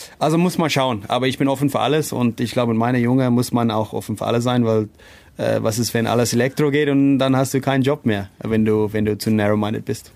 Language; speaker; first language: German; non-native, fluent; Afrikaans